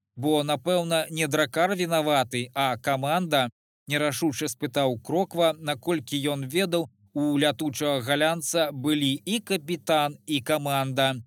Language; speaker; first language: Belarusian; native; Belarusian